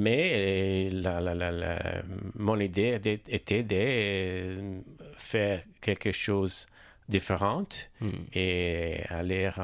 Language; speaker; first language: French; non-native, learner; Italian